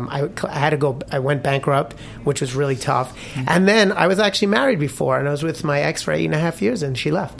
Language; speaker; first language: English; native; English